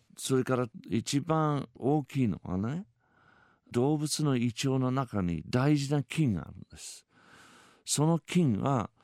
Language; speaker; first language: Japanese; non-native, fluent; English